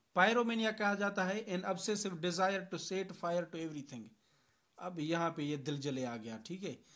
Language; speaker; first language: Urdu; non-native, local second language; Sindhi